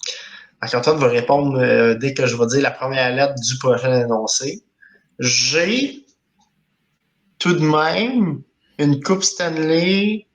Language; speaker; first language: French; native; French